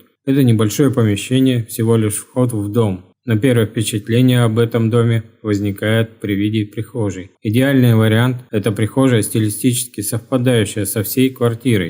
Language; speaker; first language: Russian; native; Russian